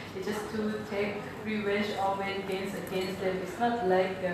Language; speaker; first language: English; non-native, fluent; Thai